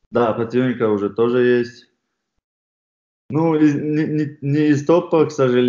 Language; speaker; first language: Russian; non-native, fluent; Chechen